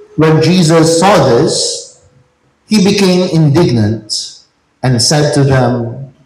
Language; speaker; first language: English; non-native, local second language; Filipino